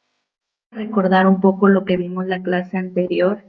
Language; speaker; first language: Spanish; native; Spanish